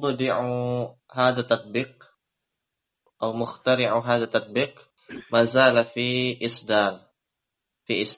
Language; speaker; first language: Arabic; non-native, learner; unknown